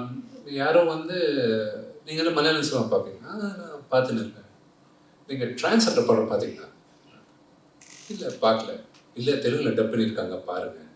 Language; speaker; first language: Tamil; non-native, fluent; Telugu